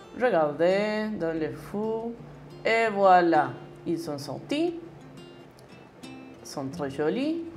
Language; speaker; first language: French; non-native, learner; Spanish